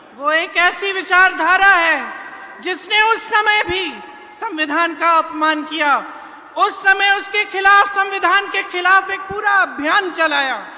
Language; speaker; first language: Hindi; native; Hindi